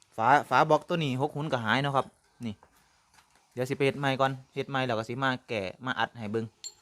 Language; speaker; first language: Thai; native; Thai